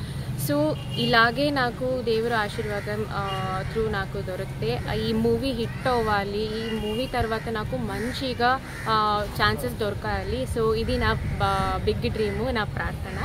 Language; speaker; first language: Telugu; non-native, fluent; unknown